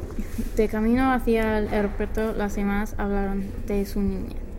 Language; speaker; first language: Spanish; non-native, learner; English